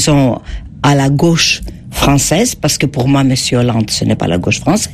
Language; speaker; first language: French; non-native, fluent; Greek